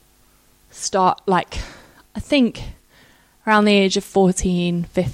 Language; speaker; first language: English; native; English